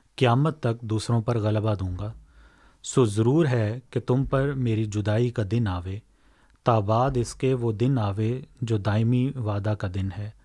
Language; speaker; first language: Urdu; native; Urdu